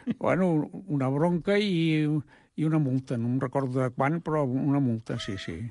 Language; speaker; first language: Catalan; native; Catalan